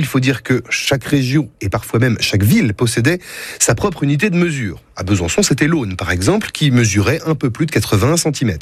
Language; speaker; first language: French; native; French